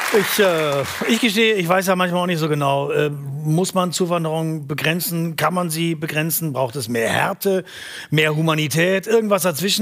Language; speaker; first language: German; native; German